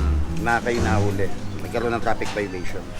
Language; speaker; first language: Filipino; native; Filipino